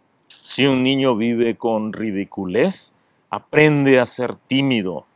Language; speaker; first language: Spanish; native; Spanish